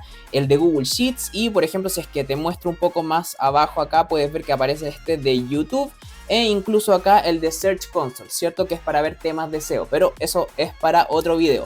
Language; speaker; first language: Spanish; native; Spanish